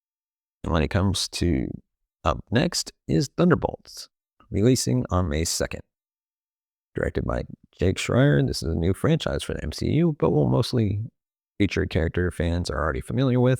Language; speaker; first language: English; native; English